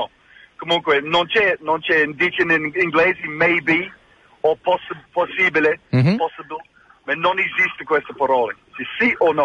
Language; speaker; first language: Italian; non-native, fluent; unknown